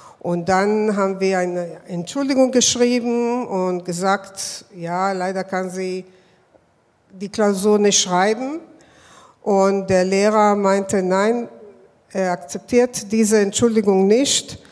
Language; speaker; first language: German; non-native, fluent; Hebrew